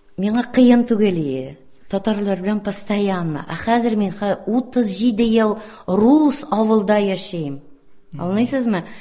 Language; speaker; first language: Tatar; non-native, local second language; Russian